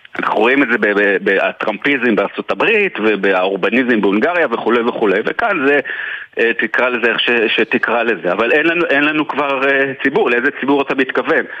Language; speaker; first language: Hebrew; native; Hebrew